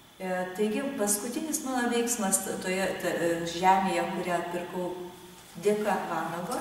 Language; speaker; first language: Lithuanian; native; Lithuanian